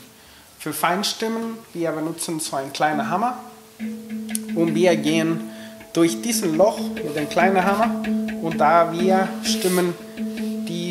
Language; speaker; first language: German; non-native, fluent; Spanish